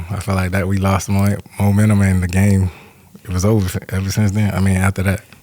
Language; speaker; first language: English; native; English